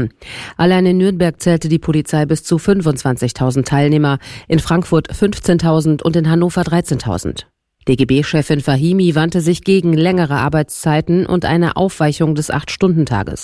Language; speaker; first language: German; native; German